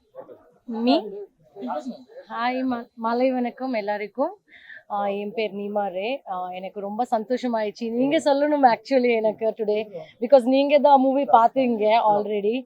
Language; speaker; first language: Tamil; non-native, learner; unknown